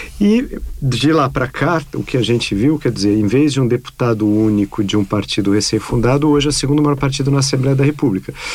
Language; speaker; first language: Portuguese; native; Portuguese